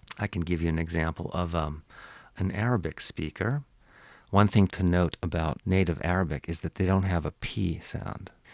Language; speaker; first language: English; native; English